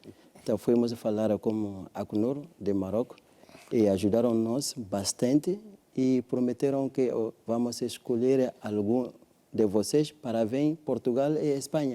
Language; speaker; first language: Portuguese; non-native, learner; French